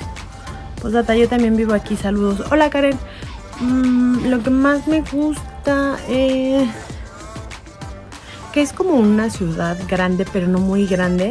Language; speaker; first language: Spanish; native; Spanish